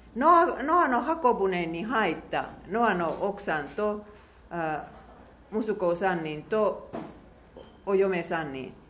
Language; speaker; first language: Japanese; non-native, fluent; Finnish